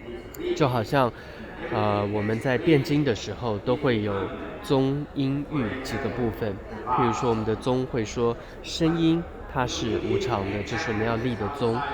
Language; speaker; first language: Chinese; native; Chinese